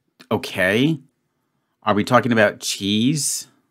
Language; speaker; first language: English; native; English